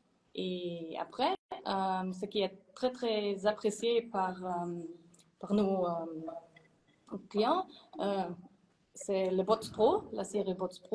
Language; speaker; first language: French; non-native, fluent; German